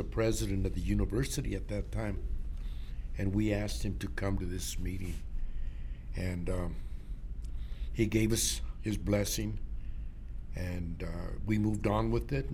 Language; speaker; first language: English; native; English